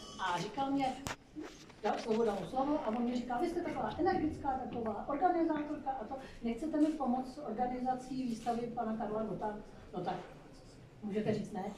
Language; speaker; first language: Czech; non-native, fluent; Hindi